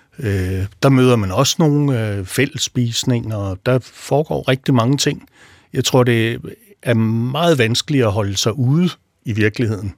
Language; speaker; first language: Danish; native; Danish